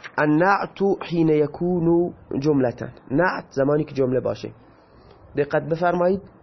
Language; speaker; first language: Persian; non-native, local second language; Baluchi